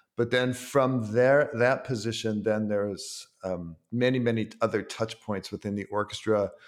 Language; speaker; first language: English; native; English